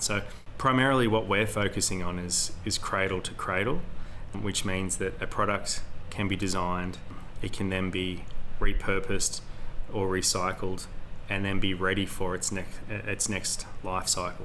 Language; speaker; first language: English; native; English